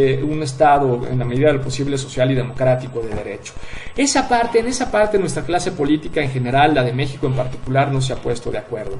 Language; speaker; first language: Spanish; native; Spanish